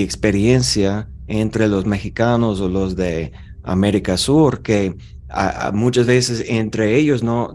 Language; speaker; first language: Spanish; non-native, fluent; English